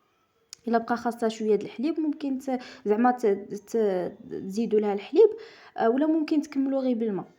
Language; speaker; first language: Arabic; native; Arabic